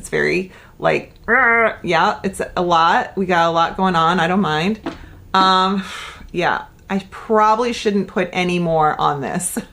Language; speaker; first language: English; native; English